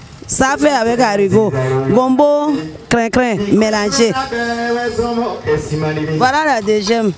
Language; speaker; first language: French; non-native, learner; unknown